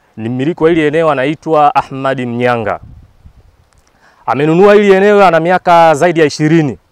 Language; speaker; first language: Swahili; native; Swahili